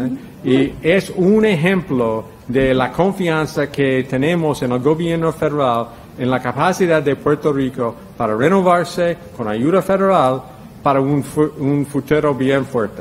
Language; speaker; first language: Spanish; non-native, fluent; English